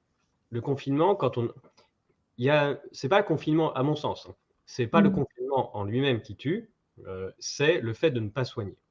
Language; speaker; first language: French; native; French